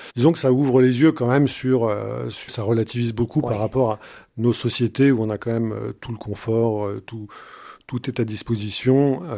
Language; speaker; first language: French; native; French